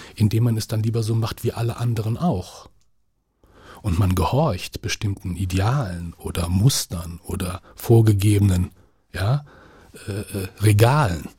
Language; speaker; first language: German; native; German